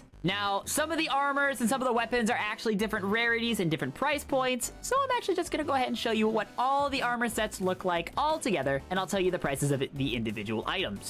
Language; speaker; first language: English; native; English